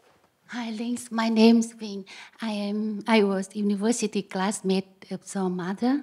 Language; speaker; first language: English; non-native, learner; Vietnamese